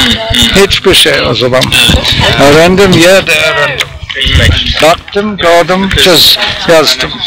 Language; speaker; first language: Turkish; non-native, learner; English